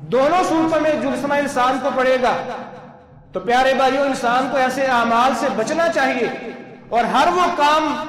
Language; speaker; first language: Urdu; non-native, local second language; Punjabi